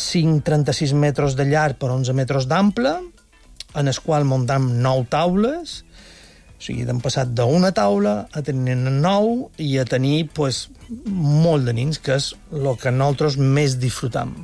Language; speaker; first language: Catalan; native; Catalan